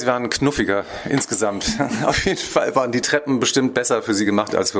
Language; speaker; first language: German; native; German